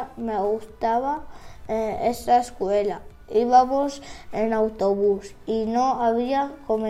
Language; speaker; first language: Spanish; early bilingual, other home language; Arabic